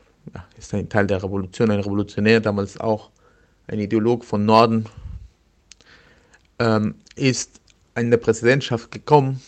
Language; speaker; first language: German; non-native, learner; Spanish